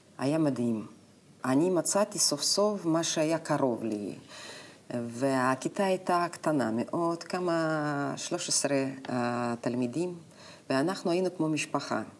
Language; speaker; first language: Hebrew; non-native, fluent; Russian